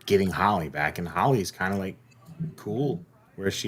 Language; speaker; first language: English; native; English